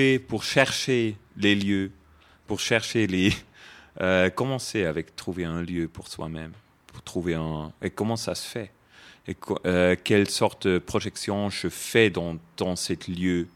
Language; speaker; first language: French; non-native, fluent; German